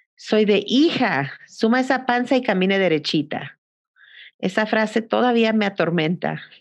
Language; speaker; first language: Spanish; early bilingual, heritage; Spanish